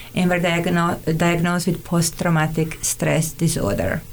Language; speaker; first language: English; non-native, fluent; Serbian